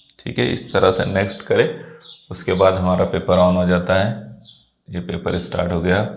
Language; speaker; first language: Urdu; native; Urdu